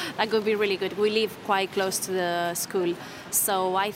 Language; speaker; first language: English; non-native, fluent; Spanish